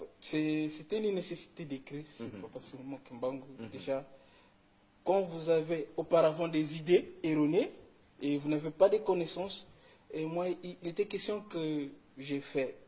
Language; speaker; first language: French; non-native, local second language; Kongo